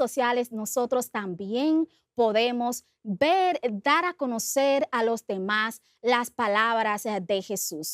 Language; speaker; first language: Spanish; native; Spanish